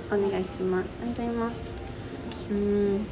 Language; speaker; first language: Japanese; non-native, learner; English